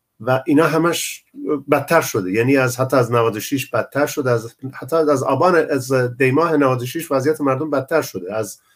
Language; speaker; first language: Persian; non-native, local second language; Central Kurdish